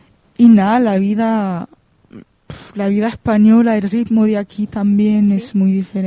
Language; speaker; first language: Spanish; non-native, fluent; French